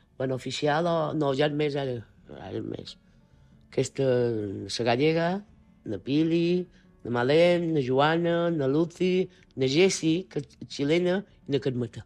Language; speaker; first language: Catalan; native; Catalan